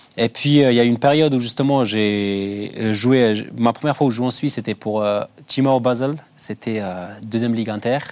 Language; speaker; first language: French; early bilingual, other home language; Albanian